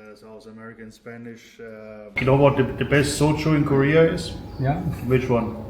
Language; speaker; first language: English; non-native, fluent; German